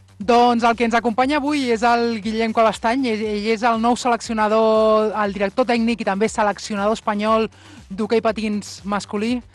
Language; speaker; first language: Catalan; native; Catalan